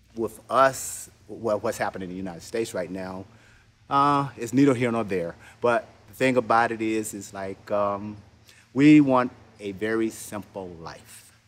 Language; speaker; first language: English; native; English